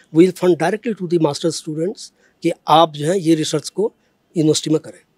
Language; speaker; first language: Hindi; native; Hindi